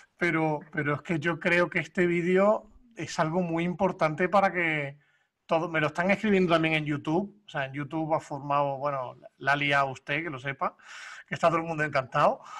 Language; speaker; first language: Spanish; native; Spanish